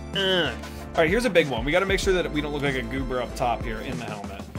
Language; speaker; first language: English; native; English